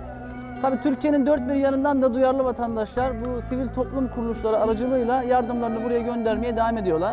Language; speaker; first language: Turkish; native; Turkish